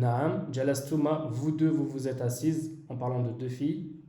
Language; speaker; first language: French; native; French